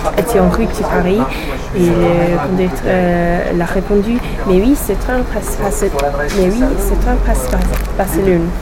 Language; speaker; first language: French; non-native, learner; English